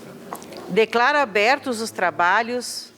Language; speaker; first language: Portuguese; native; Portuguese